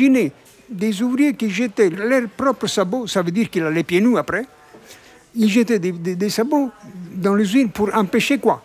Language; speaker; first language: French; non-native, fluent; Italian